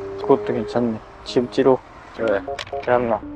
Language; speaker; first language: Korean; native; Korean